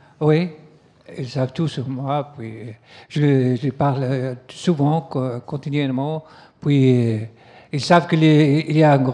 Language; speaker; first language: French; non-native, local second language; Arabic